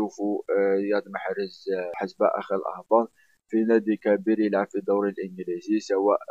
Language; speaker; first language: Arabic; native; Arabic